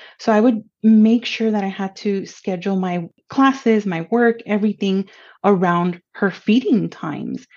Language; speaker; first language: English; early bilingual, other home language; Spanish